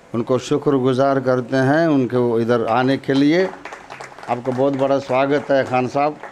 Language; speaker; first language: Hindi; non-native, local second language; Telugu